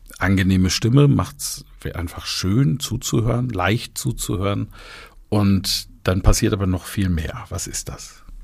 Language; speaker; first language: German; native; German